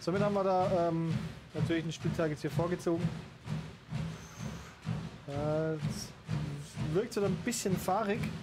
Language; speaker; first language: German; native; German